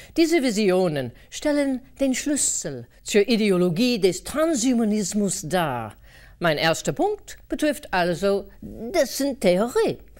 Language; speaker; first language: German; non-native, fluent; English